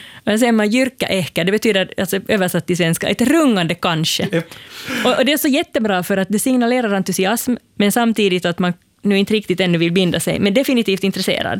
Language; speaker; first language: Swedish; native; Swedish